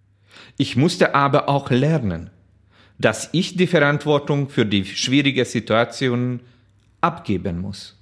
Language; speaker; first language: German; non-native, fluent; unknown